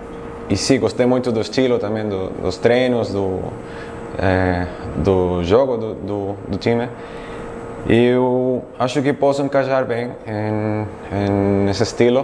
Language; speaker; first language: Portuguese; non-native, fluent; Spanish